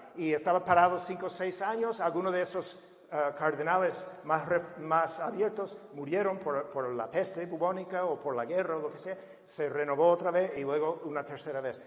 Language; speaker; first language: Spanish; non-native, fluent; English